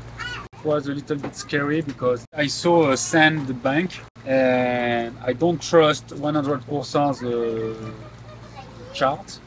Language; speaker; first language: English; non-native, learner; French